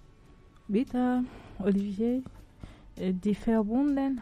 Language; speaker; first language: German; non-native, learner; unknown